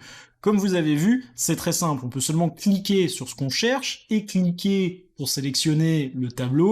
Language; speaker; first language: French; native; French